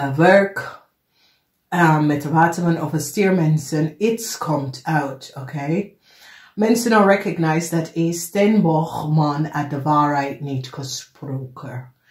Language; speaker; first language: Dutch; non-native, fluent; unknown